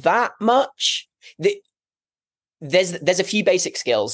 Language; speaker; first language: English; native; English